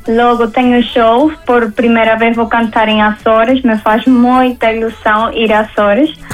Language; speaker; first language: Portuguese; early bilingual, heritage; Portuguese